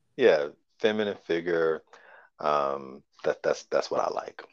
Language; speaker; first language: English; native; English